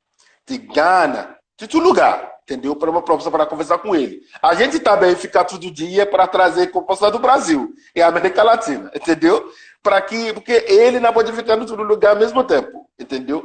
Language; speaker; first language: Portuguese; non-native, learner; Yoruba